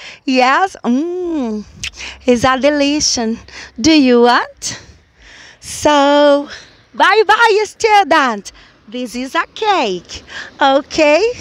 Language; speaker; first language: English; non-native, fluent; Portuguese